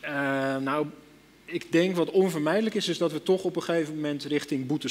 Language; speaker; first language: Dutch; native; Dutch